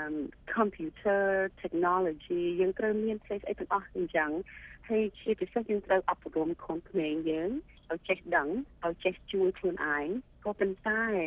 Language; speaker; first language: Khmer; early bilingual, heritage; Khmer